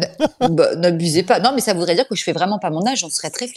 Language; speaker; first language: French; native; French